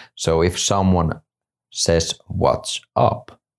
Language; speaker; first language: English; non-native, fluent; Finnish